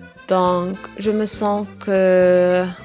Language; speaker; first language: French; non-native, learner; Arabic